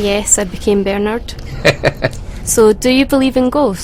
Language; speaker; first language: English; native; English